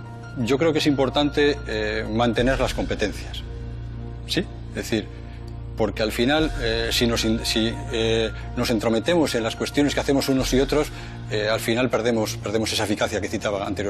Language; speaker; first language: Spanish; native; Spanish